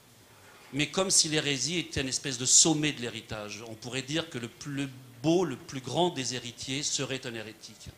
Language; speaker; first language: French; native; French